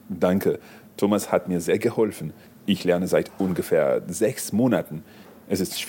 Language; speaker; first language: German; non-native, learner; English